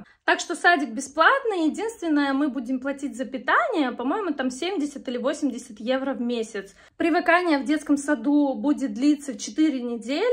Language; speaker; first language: Russian; native; Russian